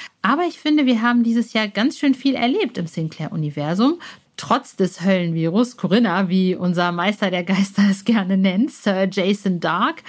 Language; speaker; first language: German; native; German